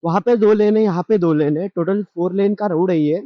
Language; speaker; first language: Hindi; non-native, local second language; Marathi